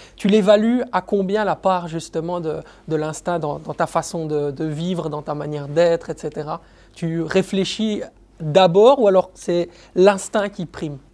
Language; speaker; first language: French; native; French